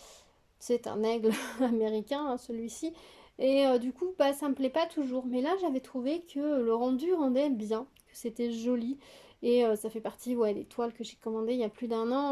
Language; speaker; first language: French; native; French